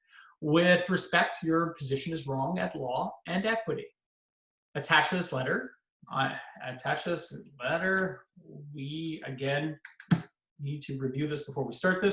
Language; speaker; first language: English; native; English